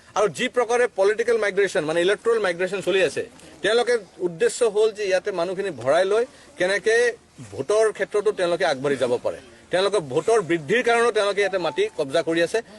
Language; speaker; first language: Assamese; native; Assamese